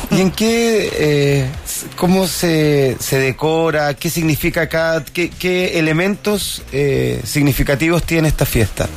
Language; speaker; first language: Spanish; native; Spanish